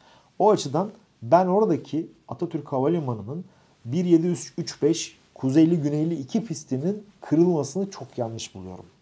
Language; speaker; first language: Turkish; native; Turkish